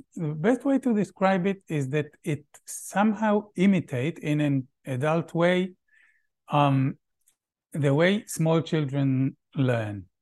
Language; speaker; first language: English; non-native, fluent; Hebrew